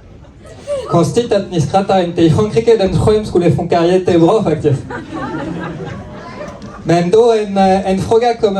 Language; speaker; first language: Swedish; non-native, learner; French